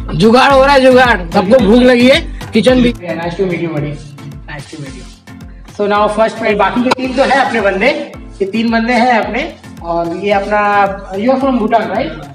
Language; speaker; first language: Hindi; native; Hindi